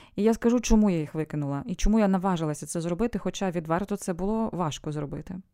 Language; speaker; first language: Ukrainian; non-native, local second language; Russian